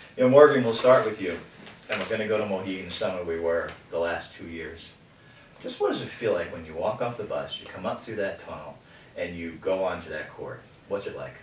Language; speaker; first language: English; native; English